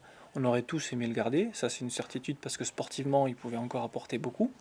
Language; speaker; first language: French; native; French